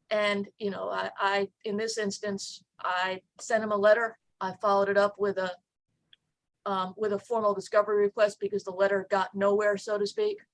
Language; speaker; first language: English; native; English